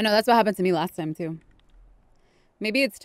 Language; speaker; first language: English; native; English